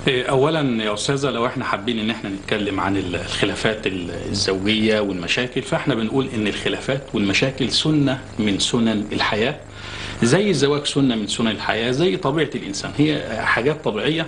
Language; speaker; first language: Arabic; native; Arabic